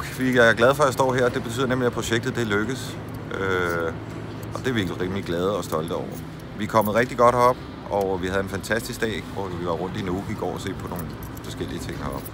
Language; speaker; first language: Danish; native; Danish